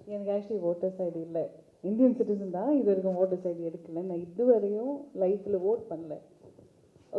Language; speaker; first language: Tamil; early bilingual, heritage; Tamil